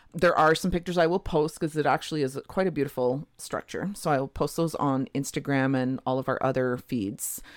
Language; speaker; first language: English; native; English